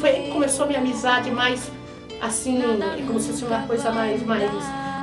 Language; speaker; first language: Portuguese; native; Portuguese